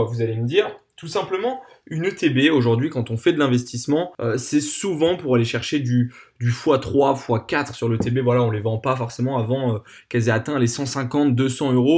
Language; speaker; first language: French; native; French